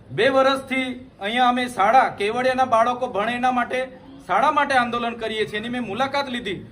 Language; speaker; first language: Gujarati; non-native, local second language; Vasavi